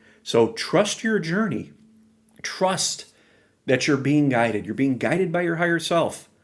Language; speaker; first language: English; native; English